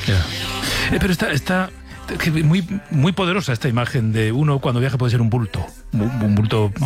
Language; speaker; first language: Spanish; native; Spanish